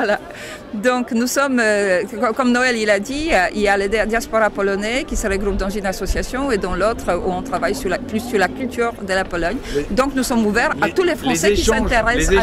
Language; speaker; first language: French; non-native, fluent; Polish